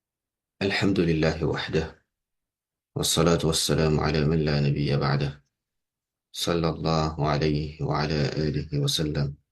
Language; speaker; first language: Arabic; non-native, fluent; Yoruba